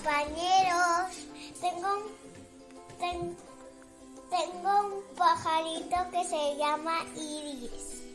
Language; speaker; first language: Spanish; non-native, local second language; Catalan